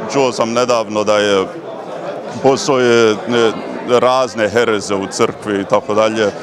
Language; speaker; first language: Croatian; early bilingual, heritage; Croatian